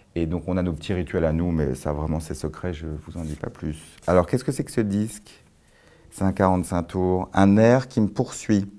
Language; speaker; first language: French; native; French